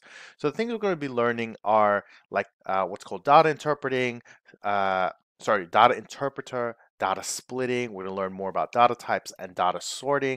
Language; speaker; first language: English; native; English